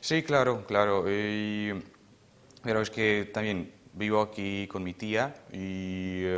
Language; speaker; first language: Spanish; non-native, fluent; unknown